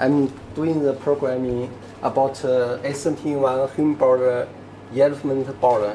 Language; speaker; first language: English; non-native, learner; Chinese